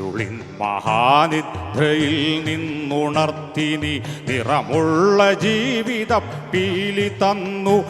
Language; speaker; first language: Malayalam; native; Malayalam